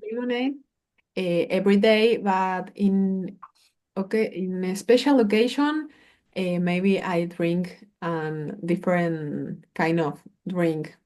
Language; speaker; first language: English; non-native, learner; Spanish